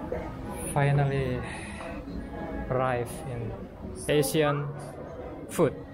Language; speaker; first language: English; non-native, learner; Indonesian